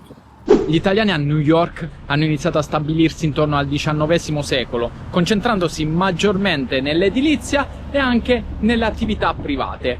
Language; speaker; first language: Italian; native; Italian